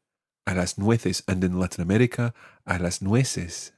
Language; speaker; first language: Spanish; non-native, fluent; English